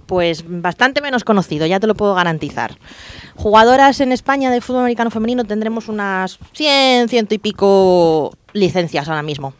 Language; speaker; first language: Spanish; native; Spanish